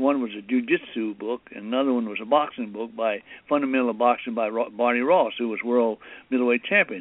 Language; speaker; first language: English; early bilingual, other home language; Cantonese